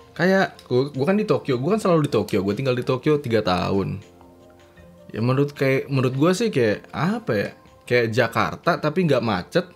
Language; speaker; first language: Indonesian; native; Indonesian